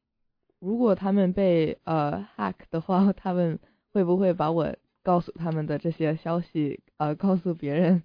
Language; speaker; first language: Chinese; early bilingual, heritage; Chinese